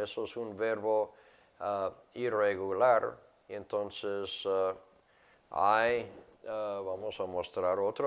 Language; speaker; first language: Spanish; non-native, fluent; English